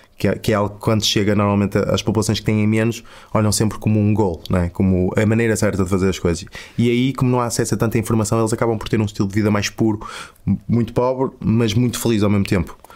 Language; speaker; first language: Portuguese; native; Portuguese